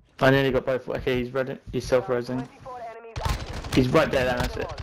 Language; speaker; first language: English; native; English